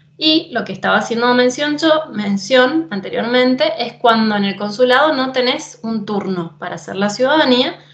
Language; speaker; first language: Spanish; native; Spanish